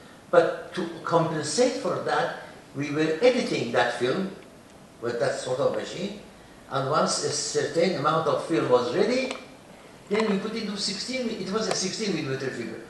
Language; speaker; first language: English; non-native, fluent; Persian